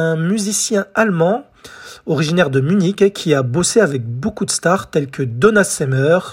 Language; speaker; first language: French; native; French